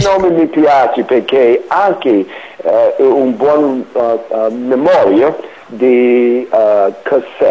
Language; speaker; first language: Italian; non-native, learner; English